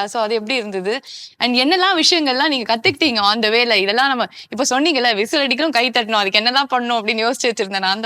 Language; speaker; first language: Tamil; native; Tamil